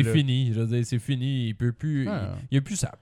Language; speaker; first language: French; native; French